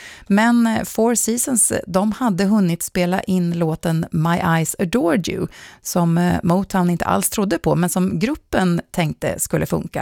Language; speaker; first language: Swedish; native; Swedish